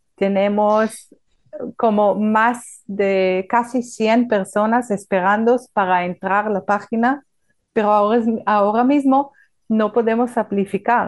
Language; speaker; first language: Spanish; non-native, fluent; Hebrew